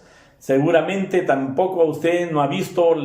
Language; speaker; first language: Spanish; native; Spanish